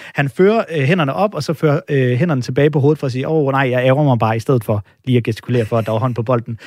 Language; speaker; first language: Danish; native; Danish